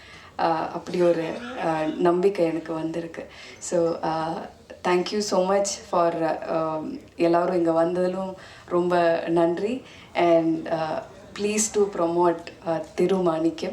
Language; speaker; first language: Tamil; non-native, fluent; Malayalam